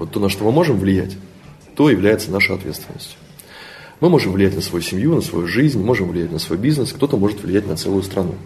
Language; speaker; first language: Russian; native; Russian